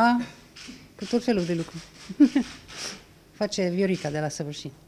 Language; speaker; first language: Romanian; non-native, fluent; English